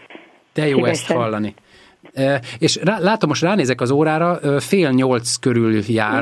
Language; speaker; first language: Hungarian; native; Hungarian